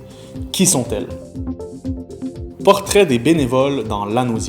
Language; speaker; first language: French; native; French